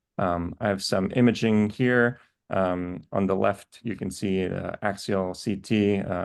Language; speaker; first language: English; native; English